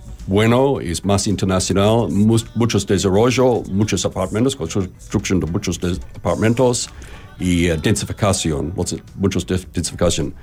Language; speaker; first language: Spanish; non-native, learner; English